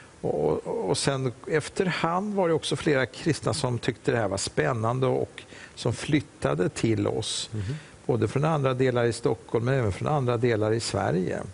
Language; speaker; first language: Swedish; native; Swedish